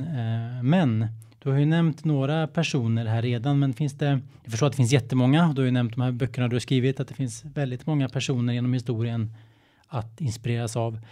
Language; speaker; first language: Swedish; native; Swedish